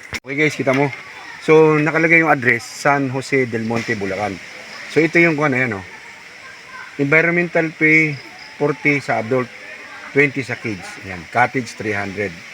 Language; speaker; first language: Filipino; native; Filipino